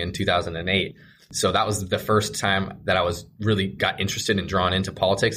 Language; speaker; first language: English; native; English